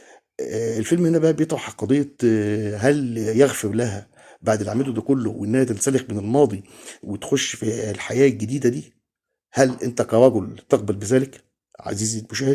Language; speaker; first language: Arabic; native; Arabic